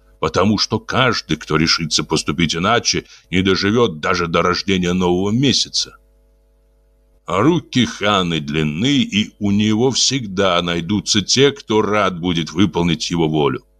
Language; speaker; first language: Russian; native; Russian